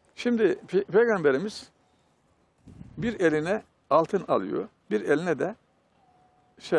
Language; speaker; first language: Turkish; native; Turkish